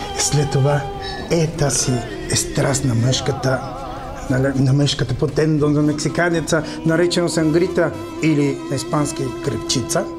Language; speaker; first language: Bulgarian; non-native, fluent; Spanish